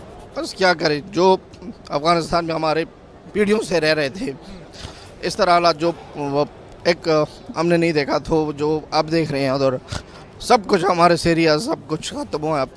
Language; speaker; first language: Hindi; non-native, fluent; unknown